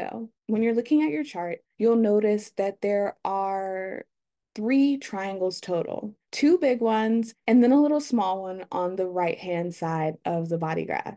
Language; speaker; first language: English; native; English